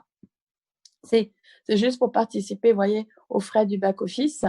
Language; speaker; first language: French; native; French